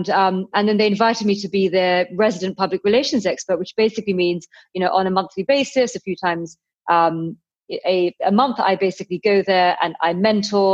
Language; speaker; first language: English; native; English